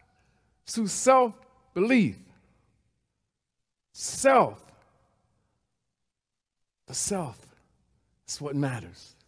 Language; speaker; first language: English; native; English